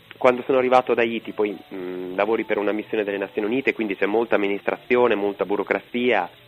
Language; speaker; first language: Italian; native; Italian